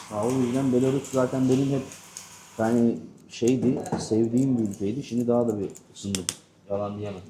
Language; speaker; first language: Turkish; native; Turkish